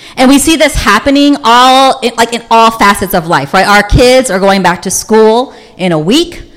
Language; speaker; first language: English; native; English